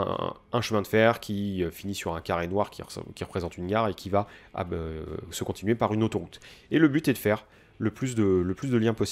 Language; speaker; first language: French; native; French